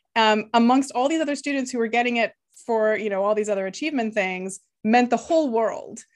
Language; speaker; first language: English; non-native, fluent; Lithuanian